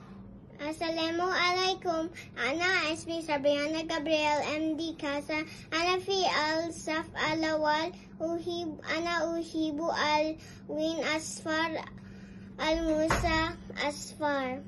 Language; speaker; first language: Arabic; non-native, learner; Filipino